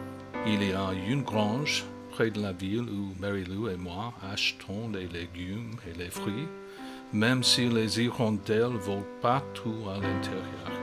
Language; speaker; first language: French; non-native, fluent; English